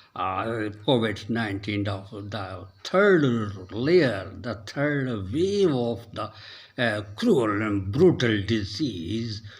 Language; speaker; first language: English; non-native, local second language; Urdu